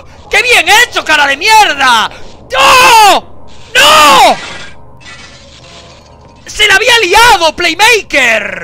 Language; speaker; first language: Spanish; native; Spanish